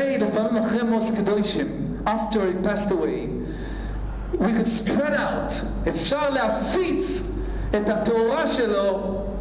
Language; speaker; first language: Hebrew; native; Hebrew